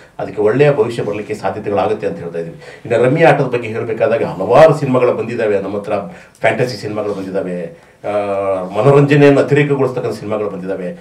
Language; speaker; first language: Kannada; native; Kannada